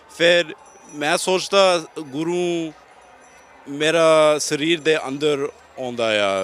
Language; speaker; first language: Punjabi; non-native, learner; English